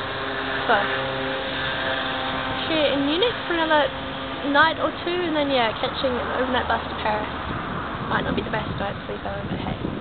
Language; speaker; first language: English; native; English